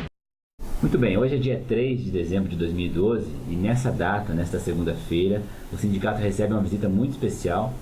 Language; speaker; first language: Portuguese; native; Portuguese